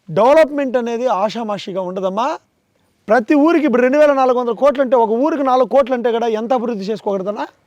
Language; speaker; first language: Telugu; native; Telugu